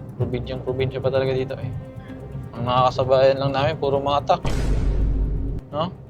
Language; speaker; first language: Filipino; non-native, local second language; Cebuano